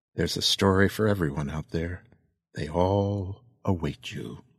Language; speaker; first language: English; native; English